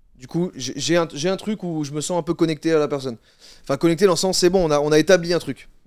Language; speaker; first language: French; native; French